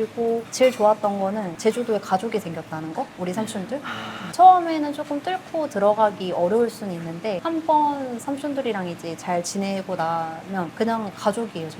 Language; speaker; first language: Korean; native; Korean